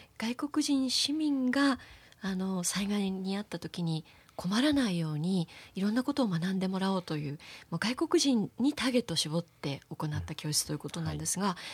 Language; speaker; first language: Japanese; native; Japanese